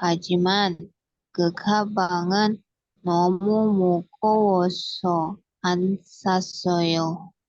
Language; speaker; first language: Korean; non-native, learner; Indonesian